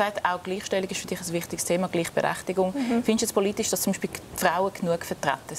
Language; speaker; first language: German; native; German